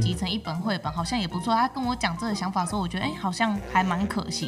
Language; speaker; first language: Chinese; native; Chinese